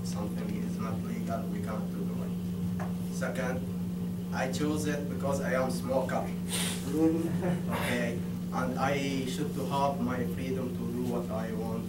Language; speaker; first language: English; non-native, learner; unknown